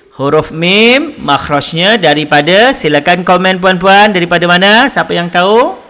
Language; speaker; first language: Malay; native; Malay